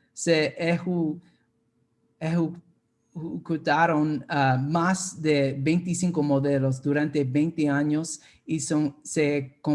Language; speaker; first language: Spanish; non-native, fluent; English